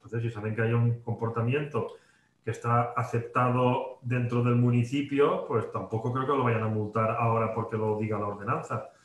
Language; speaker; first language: Spanish; non-native, local second language; Catalan